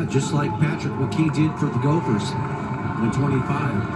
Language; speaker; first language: English; native; English